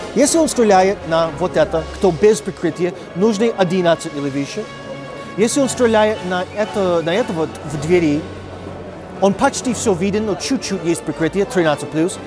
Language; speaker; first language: Russian; non-native, fluent; English